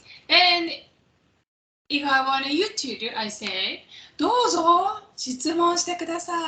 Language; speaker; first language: English; non-native, fluent; Japanese